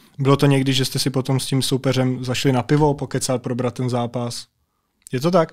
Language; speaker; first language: Czech; native; Czech